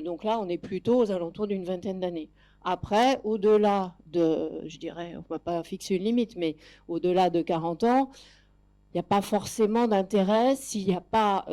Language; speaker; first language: French; native; French